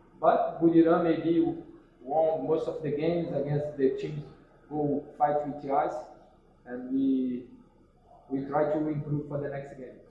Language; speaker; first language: English; non-native, learner; Portuguese